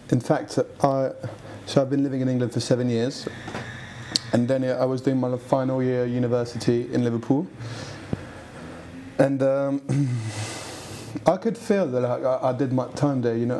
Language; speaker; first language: English; non-native, fluent; French